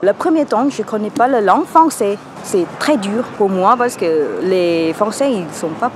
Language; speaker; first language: French; non-native, learner; Thai